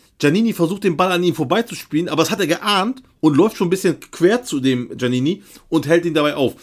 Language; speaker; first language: German; early bilingual, other home language; Turkish